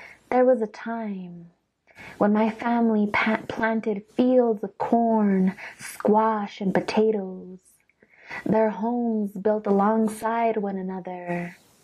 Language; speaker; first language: English; early bilingual, other home language; Spanish